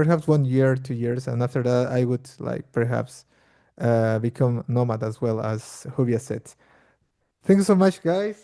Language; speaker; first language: English; non-native, fluent; Portuguese